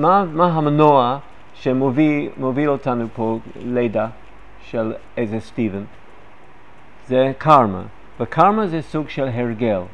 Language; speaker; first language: Hebrew; non-native, fluent; English